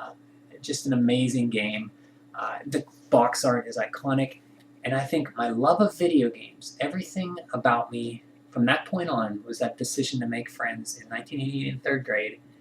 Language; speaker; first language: English; native; English